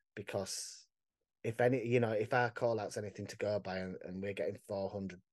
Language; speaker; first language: English; native; English